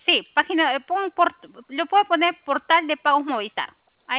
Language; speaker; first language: Spanish; native; Spanish